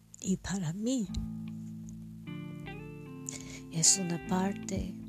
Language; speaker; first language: Spanish; non-native, fluent; French